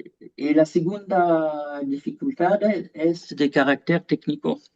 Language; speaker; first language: Spanish; non-native, fluent; French